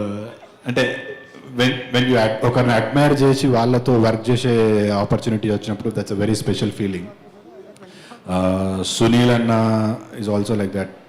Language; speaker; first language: Telugu; native; Telugu